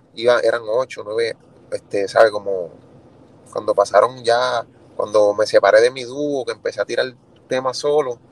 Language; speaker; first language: Spanish; native; Spanish